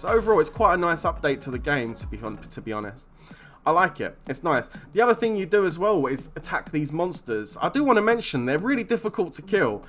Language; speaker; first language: English; native; English